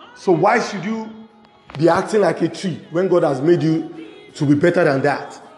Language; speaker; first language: English; non-native, local second language; Yoruba